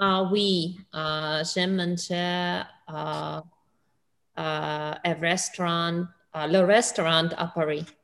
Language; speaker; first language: French; non-native, learner; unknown